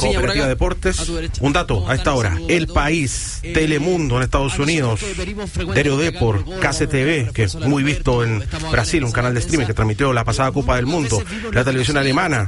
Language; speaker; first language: Spanish; native; Spanish